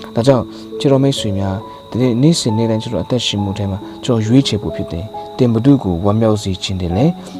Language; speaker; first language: Burmese; non-native, local second language; Kachin